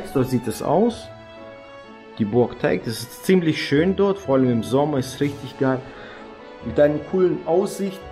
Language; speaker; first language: German; native; German